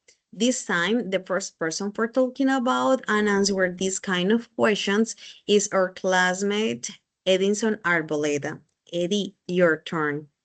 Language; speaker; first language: English; non-native, learner; Spanish